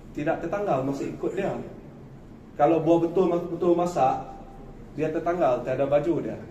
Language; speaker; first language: Malay; non-native, local second language; Iban